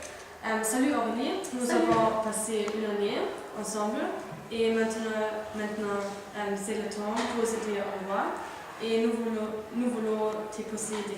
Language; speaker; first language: French; non-native, learner; German